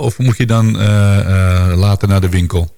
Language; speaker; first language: Dutch; native; Dutch